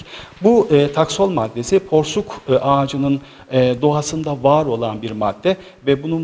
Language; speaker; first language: Turkish; native; Turkish